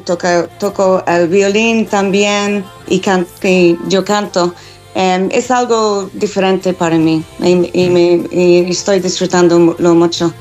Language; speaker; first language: Spanish; non-native, fluent; English